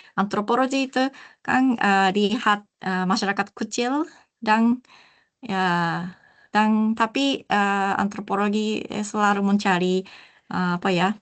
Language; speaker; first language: Indonesian; non-native, learner; Japanese